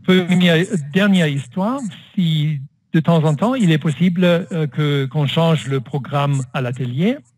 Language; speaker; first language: French; non-native, fluent; German